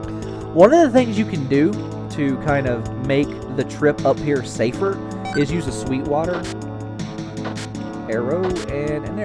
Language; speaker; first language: English; native; English